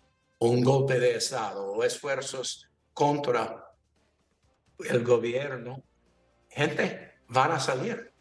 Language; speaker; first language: Spanish; non-native, learner; English